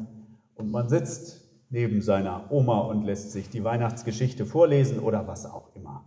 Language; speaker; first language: German; native; German